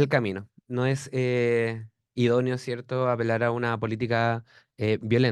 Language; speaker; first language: Spanish; native; Spanish